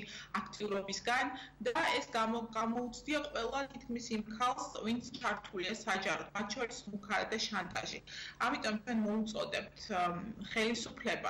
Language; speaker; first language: Georgian; native; Georgian